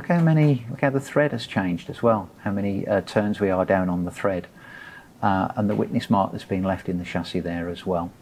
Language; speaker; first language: English; native; English